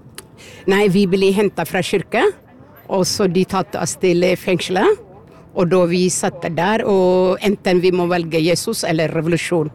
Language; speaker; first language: Norwegian; non-native, fluent; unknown